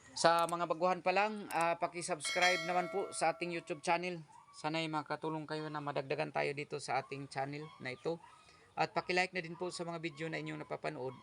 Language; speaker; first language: Filipino; non-native, local second language; Cebuano